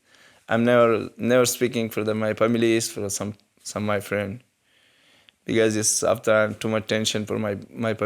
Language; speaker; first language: English; non-native, learner; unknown